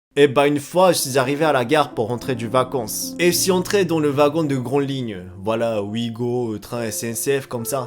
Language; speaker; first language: French; non-native, fluent; Japanese